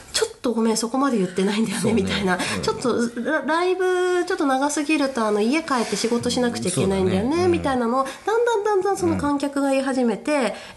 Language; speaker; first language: Japanese; native; Japanese